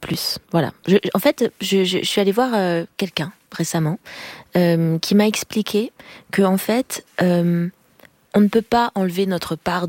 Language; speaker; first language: French; native; French